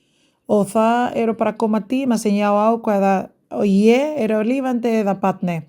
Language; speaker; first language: Icelandic; non-native, learner; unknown